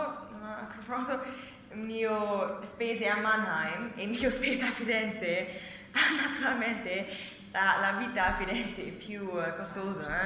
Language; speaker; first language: Italian; non-native, learner; German